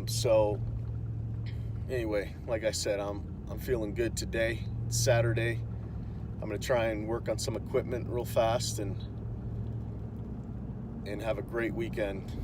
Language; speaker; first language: English; native; English